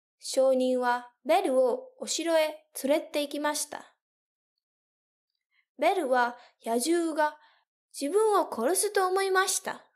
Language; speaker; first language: Japanese; non-native, fluent; English